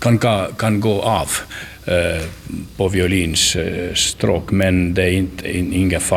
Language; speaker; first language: Swedish; non-native, learner; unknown